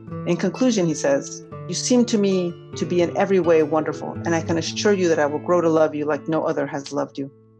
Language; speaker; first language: English; early bilingual, other home language; Spanish